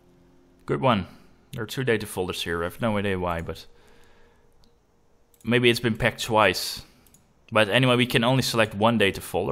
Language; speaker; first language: English; non-native, fluent; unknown